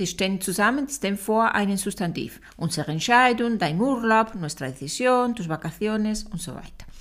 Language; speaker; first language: German; non-native, fluent; Spanish